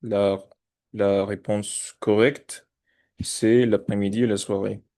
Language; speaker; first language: French; non-native, fluent; Spanish